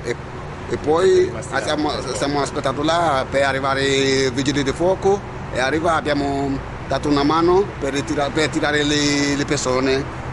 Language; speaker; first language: Italian; non-native, learner; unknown